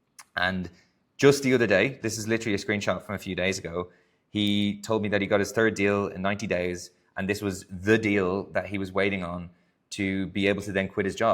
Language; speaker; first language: English; native; English